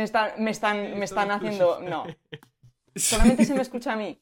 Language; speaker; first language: Spanish; native; Spanish